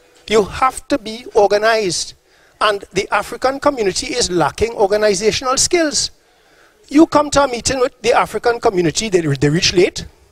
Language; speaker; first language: English; early bilingual, other home language; Norwegian